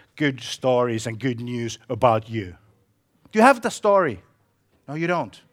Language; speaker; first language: English; non-native, fluent; Finnish